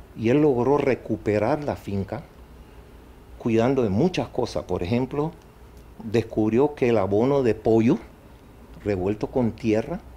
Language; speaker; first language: Spanish; native; Spanish